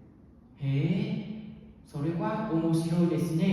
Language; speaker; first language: Japanese; non-native, learner; Vietnamese